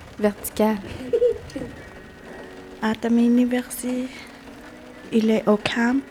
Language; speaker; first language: French; non-native, local second language; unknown